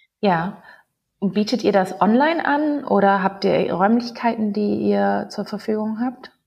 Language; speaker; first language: German; native; German